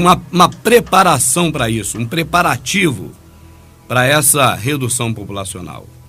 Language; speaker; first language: Portuguese; native; Portuguese